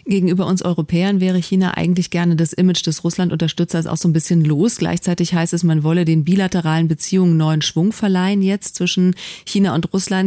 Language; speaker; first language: German; native; German